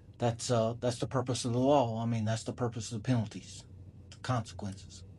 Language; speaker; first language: English; native; English